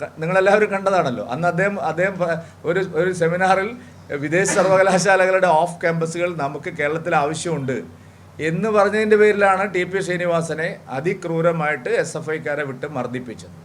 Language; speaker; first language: Malayalam; native; Malayalam